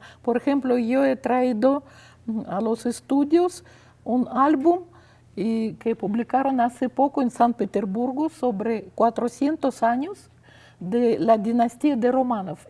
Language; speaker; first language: Spanish; non-native, fluent; Russian